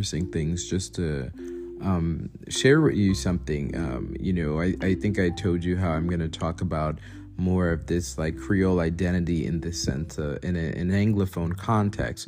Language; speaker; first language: English; native; English